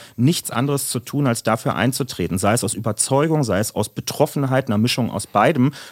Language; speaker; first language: German; native; German